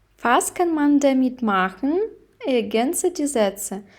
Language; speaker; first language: German; non-native, fluent; Ukrainian